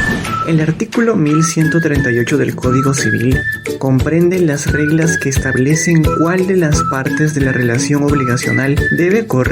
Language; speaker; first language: Spanish; native; Spanish